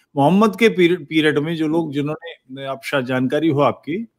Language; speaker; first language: Hindi; native; Hindi